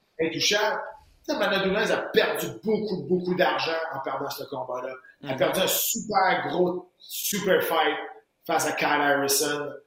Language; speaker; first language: French; native; French